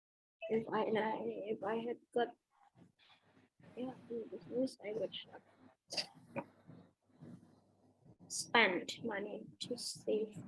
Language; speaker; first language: English; non-native, fluent; Indonesian